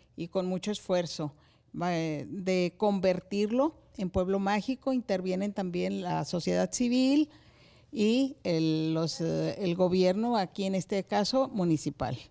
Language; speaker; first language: Spanish; native; Spanish